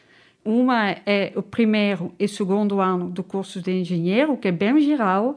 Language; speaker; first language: Portuguese; non-native, learner; Dutch